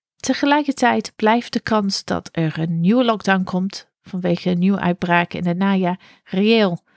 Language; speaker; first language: Dutch; non-native, fluent; English